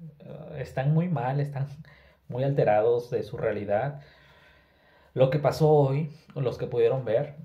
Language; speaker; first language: Spanish; native; Spanish